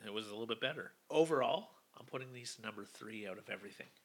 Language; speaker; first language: English; native; English